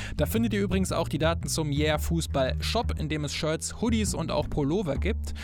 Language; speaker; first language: German; native; German